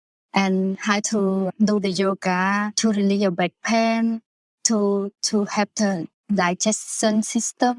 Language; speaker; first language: English; non-native, learner; Khmer